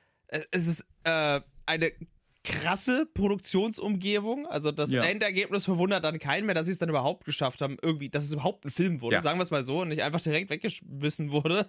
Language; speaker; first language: German; native; German